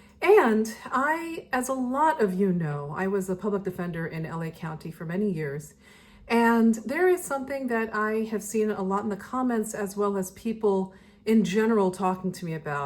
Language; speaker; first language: English; native; English